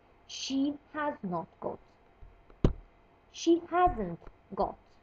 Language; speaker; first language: English; non-native, fluent; Lithuanian